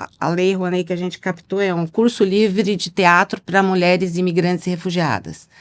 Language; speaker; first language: Portuguese; native; Portuguese